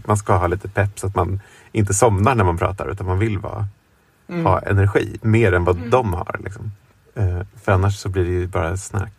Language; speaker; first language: Swedish; native; Swedish